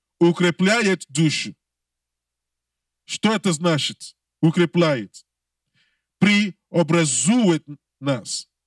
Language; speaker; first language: Russian; non-native, learner; English